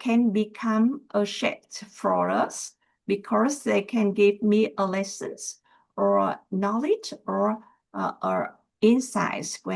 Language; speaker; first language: English; non-native, learner; Vietnamese